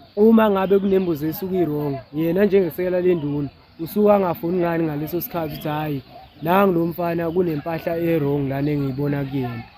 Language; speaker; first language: Zulu; native; Zulu